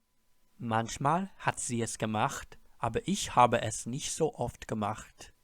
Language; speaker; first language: German; non-native, fluent; English